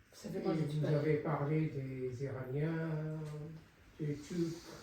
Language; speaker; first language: French; non-native, local second language; Comorian